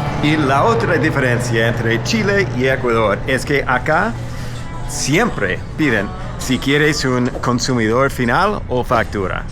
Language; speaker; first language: Spanish; non-native, fluent; English